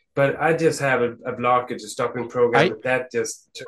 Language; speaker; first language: English; non-native, fluent; Swedish